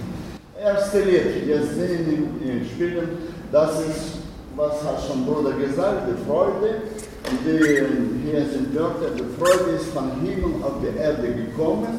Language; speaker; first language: German; non-native, learner; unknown